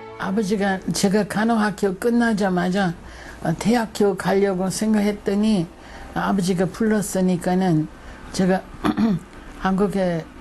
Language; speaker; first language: Korean; non-native, fluent; English